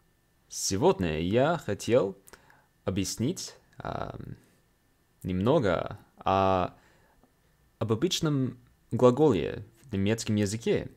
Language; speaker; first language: Russian; non-native, fluent; English